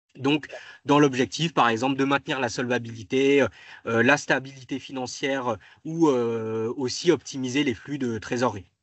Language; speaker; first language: French; native; French